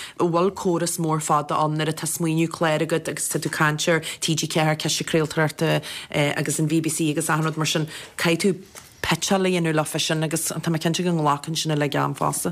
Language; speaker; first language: Irish; native; Irish